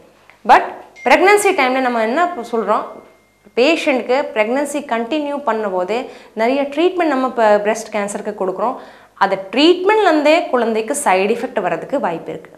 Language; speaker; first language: Tamil; non-native, fluent; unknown